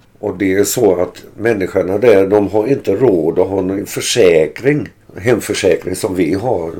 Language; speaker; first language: Swedish; early bilingual, other home language; German